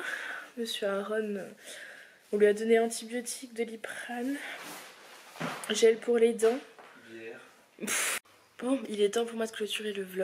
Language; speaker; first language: French; native; French